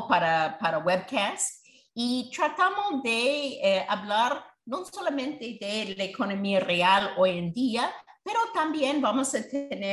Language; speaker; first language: Spanish; non-native, fluent; English